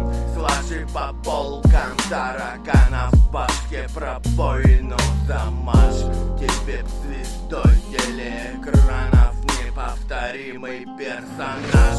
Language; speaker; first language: Russian; native; Russian